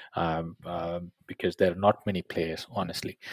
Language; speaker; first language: English; non-native, local second language; Tamil